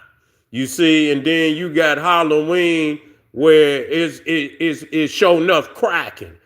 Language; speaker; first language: English; native; English